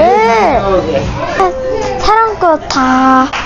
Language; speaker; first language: Korean; early bilingual, other home language; Mongolian